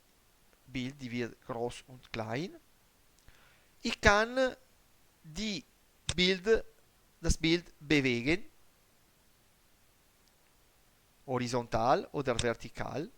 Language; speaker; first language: German; non-native, learner; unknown